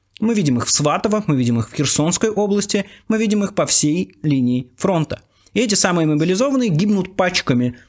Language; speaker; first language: Russian; native; Russian